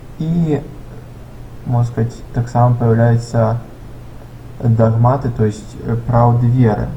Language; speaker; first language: Belarusian; non-native, local second language; Russian